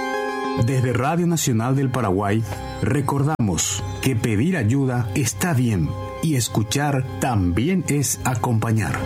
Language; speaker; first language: Spanish; native; Spanish